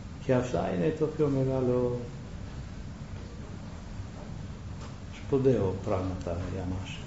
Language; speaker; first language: Greek; non-native, learner; Romanian